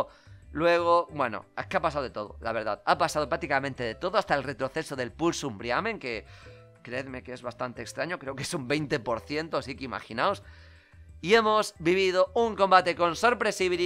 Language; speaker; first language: Spanish; native; Spanish